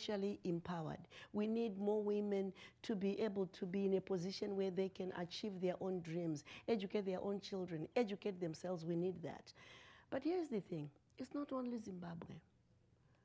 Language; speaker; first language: English; non-native, local second language; Shona